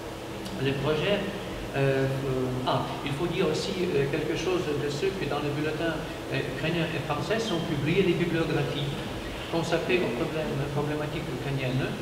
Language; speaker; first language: French; non-native, learner; Ukrainian